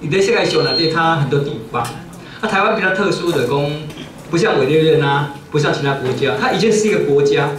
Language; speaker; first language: Chinese; non-native, local second language; Min Nan Chinese